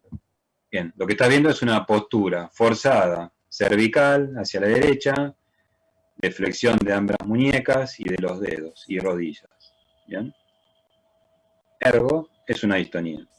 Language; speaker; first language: Spanish; native; Spanish